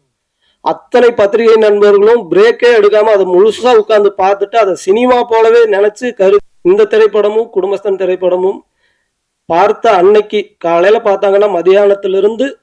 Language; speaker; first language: Tamil; native; Tamil